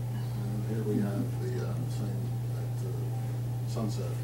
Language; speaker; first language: English; native; English